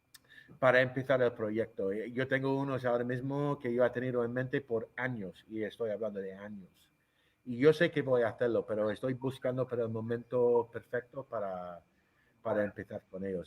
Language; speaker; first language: Spanish; non-native, fluent; English